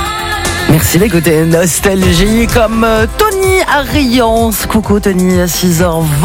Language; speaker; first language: French; native; French